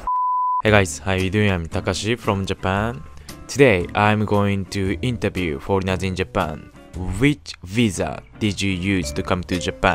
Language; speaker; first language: English; non-native, fluent; Japanese